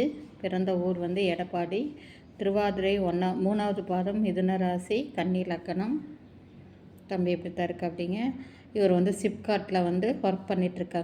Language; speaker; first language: Tamil; native; Tamil